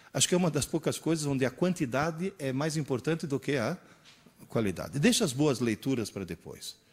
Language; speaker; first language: Portuguese; early bilingual, other home language; Italian